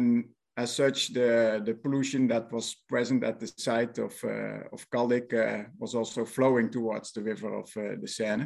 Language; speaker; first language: English; non-native, fluent; Dutch